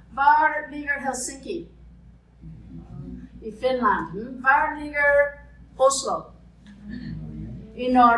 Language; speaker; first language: Swedish; non-native, fluent; English